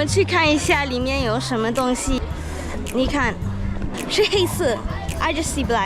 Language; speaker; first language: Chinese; early bilingual, heritage; English